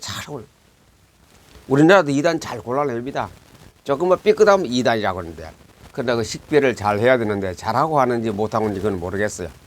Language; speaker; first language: Korean; native; Korean